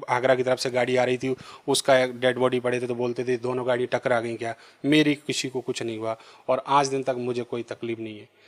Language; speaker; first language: Hindi; native; Hindi